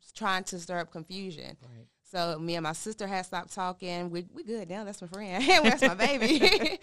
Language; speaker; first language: English; native; English